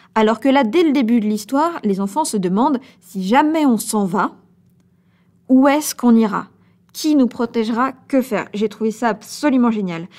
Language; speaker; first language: French; native; French